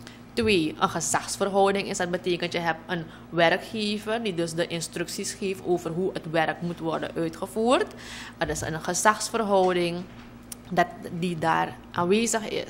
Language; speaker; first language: Dutch; native; Dutch